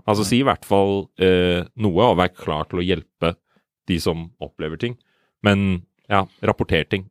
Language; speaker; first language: Norwegian; early bilingual, other home language; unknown